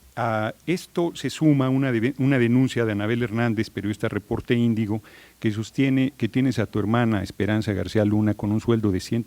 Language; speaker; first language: Spanish; native; Spanish